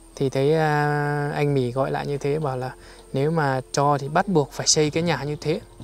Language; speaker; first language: Vietnamese; native; Vietnamese